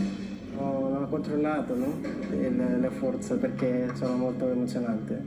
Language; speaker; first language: Italian; non-native, learner; Filipino